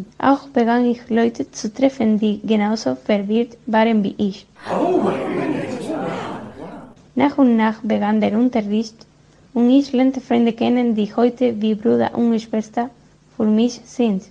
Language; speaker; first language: German; non-native, learner; Spanish